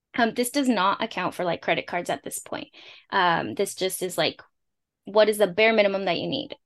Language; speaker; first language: English; early bilingual, other home language; Spanish